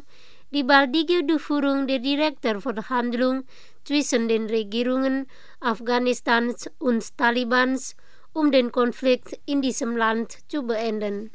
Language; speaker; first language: German; non-native, fluent; Indonesian